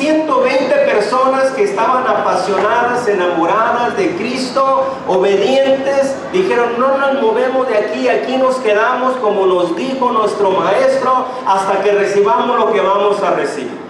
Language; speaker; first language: Spanish; native; Spanish